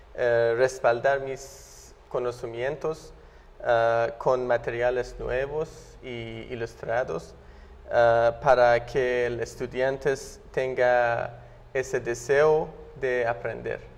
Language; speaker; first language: Spanish; non-native, fluent; Persian